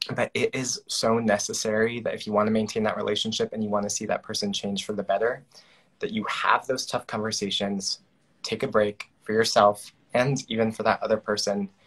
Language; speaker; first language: English; native; English